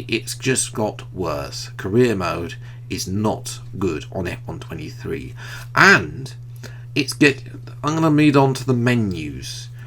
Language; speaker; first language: English; native; English